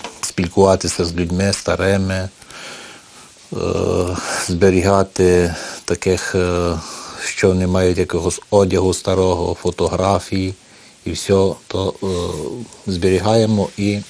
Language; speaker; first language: Ukrainian; early bilingual, heritage; Ukrainian